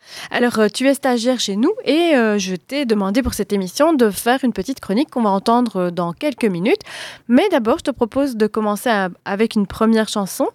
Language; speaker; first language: French; native; French